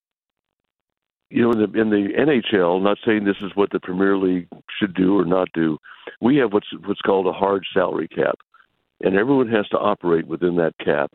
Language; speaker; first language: English; native; English